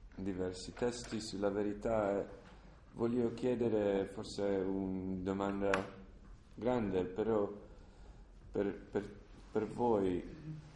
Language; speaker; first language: Italian; non-native, learner; English